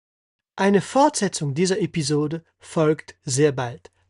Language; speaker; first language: German; non-native, local second language; French